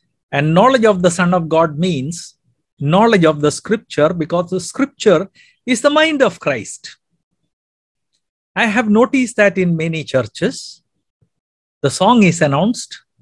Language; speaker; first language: English; non-native, local second language; Malayalam